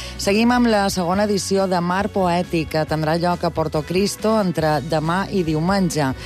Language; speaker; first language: Catalan; native; Catalan